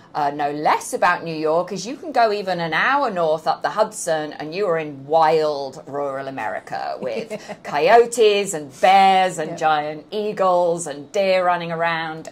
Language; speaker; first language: English; native; English